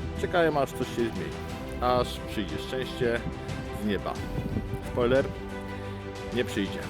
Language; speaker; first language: Polish; native; Polish